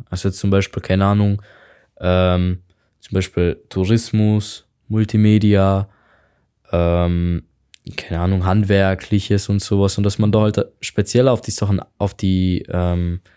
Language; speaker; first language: German; non-native, fluent; Hungarian